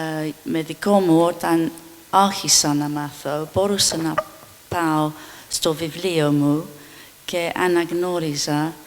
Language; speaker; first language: Greek; non-native, fluent; English